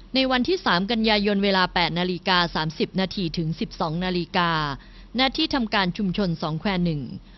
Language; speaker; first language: Thai; native; Thai